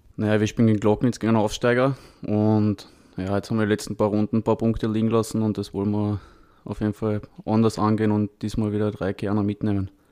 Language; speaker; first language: German; native; German